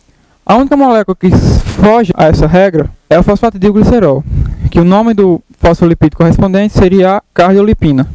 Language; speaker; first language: Portuguese; native; Portuguese